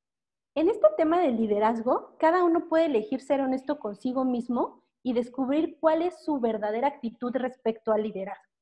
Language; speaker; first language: Spanish; native; Spanish